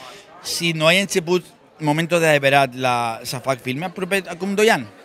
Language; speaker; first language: Romanian; non-native, learner; Spanish